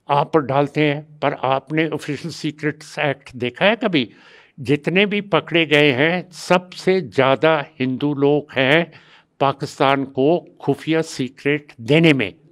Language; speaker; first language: Hindi; non-native, local second language; Punjabi